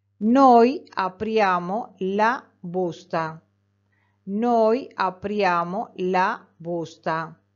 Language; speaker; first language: Italian; non-native, fluent; Spanish